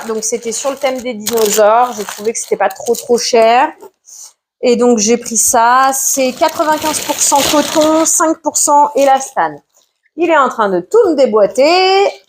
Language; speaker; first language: French; native; French